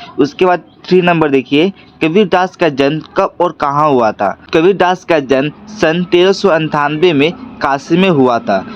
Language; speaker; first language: Hindi; non-native, local second language; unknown